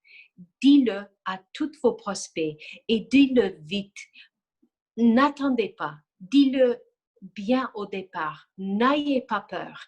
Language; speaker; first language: French; non-native, fluent; English